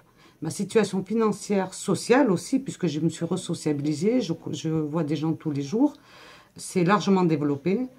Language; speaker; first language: French; native; French